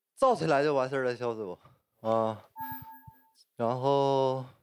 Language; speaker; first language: Chinese; native; Chinese